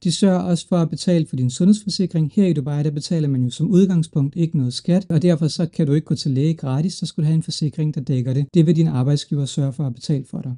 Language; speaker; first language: Danish; early bilingual, other home language; Urdu